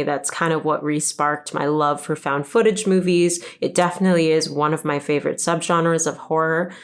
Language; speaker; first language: English; native; English